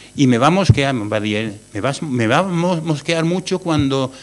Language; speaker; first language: Spanish; native; Spanish